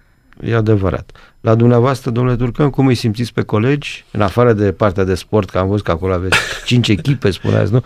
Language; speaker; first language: Romanian; native; Romanian